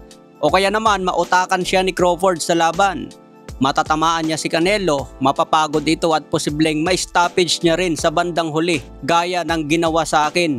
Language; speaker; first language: Filipino; native; Filipino